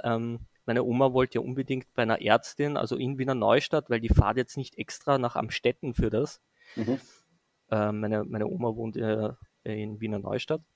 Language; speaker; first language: German; native; German